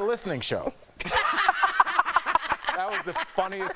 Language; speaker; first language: English; native; English